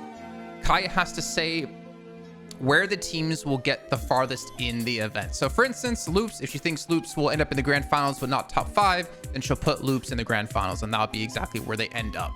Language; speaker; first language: English; native; English